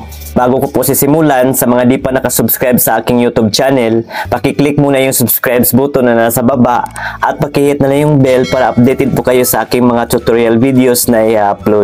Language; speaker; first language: Filipino; native; Filipino